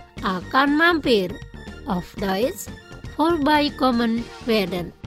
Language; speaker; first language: German; non-native, fluent; Indonesian